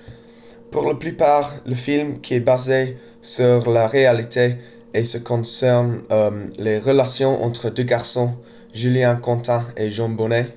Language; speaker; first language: French; non-native, learner; English